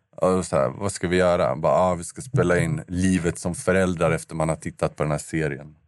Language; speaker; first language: Swedish; native; Swedish